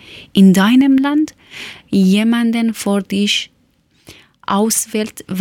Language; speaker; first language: German; non-native, learner; Persian